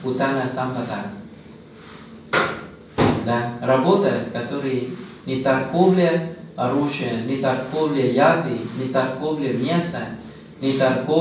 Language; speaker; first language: Russian; non-native, learner; Thai